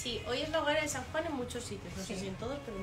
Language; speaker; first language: Spanish; native; Spanish